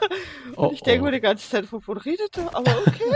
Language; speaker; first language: German; native; German